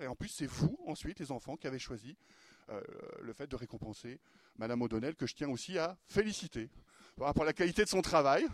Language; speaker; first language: French; native; French